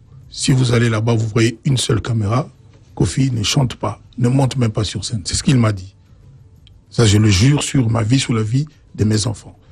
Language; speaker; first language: French; non-native, local second language; Lingala